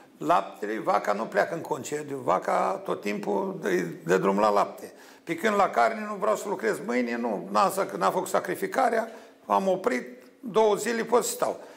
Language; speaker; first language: Romanian; native; Romanian